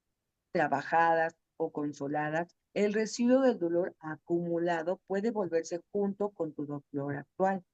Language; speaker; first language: Spanish; native; Spanish